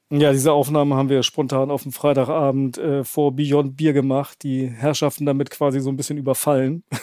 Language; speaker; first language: German; native; German